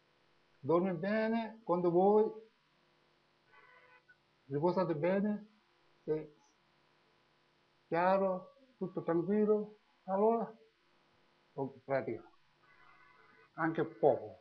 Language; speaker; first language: Italian; non-native, learner; Tibetan